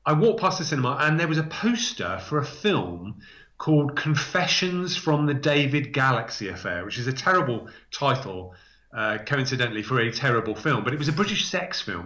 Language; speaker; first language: English; native; English